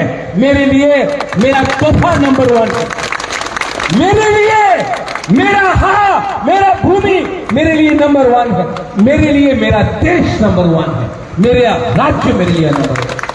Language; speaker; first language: Hindi; non-native, local second language; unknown